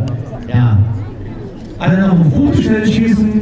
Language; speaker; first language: German; native; German